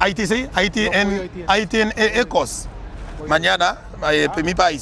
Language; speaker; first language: Spanish; non-native, learner; Haitian Creole